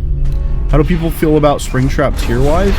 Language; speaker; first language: English; native; English